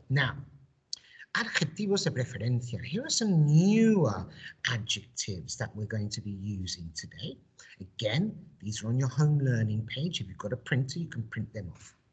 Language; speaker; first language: English; native; English